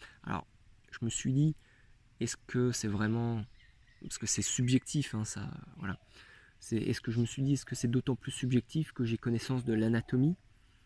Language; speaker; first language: French; native; French